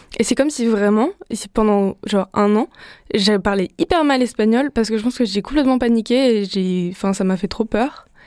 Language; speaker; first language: French; early bilingual, other home language; Spanish